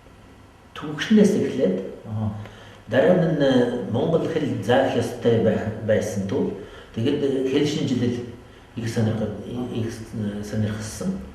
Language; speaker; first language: Mongolian; non-native, fluent; French